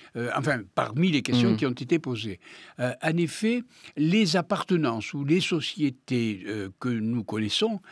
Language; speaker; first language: French; native; French